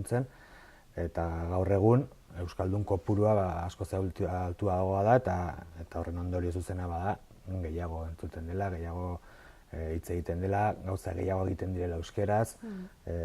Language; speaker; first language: Basque; non-native, local second language; Spanish